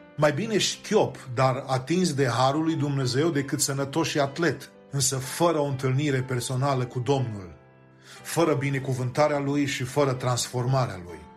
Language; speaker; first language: Romanian; native; Romanian